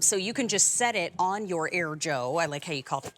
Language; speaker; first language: English; native; English